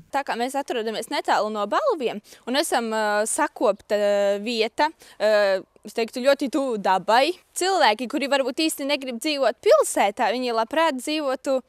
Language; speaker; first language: Latvian; native; Latvian